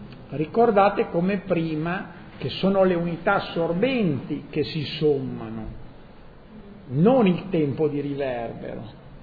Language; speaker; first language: Italian; native; Italian